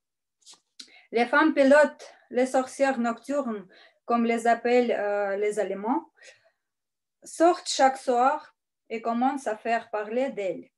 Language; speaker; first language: French; non-native, learner; Russian